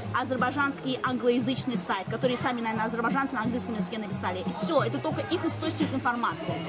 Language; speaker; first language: Russian; native; Russian